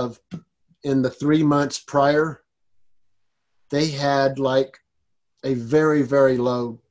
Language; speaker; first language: English; native; English